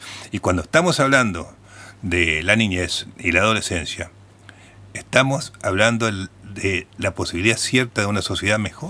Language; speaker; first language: Spanish; native; Spanish